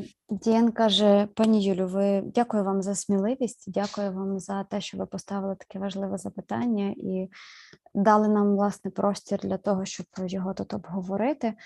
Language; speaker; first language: Ukrainian; native; Ukrainian